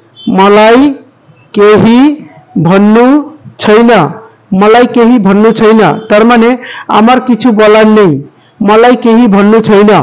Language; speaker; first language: Nepali; non-native, fluent; Bangla